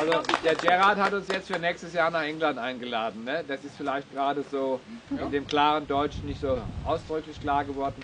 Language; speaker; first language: German; native; German